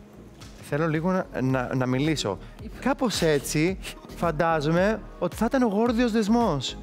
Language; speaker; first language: Greek; native; Greek